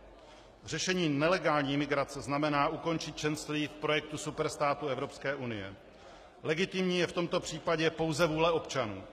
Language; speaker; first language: Czech; native; Czech